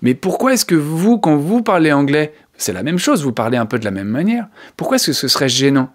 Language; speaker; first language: French; native; French